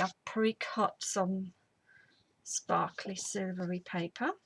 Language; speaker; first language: English; native; English